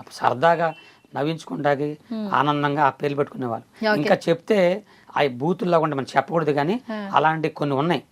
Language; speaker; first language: Telugu; non-native, local second language; Koya